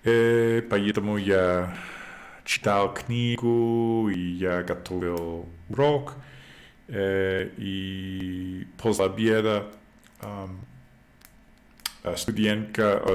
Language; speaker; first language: Russian; non-native, learner; English